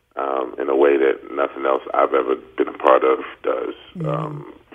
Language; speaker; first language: English; native; English